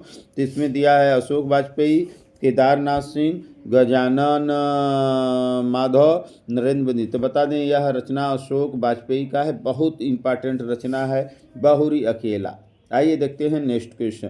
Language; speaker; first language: Hindi; native; Hindi